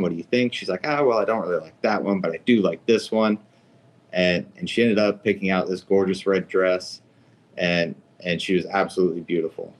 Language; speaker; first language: English; native; English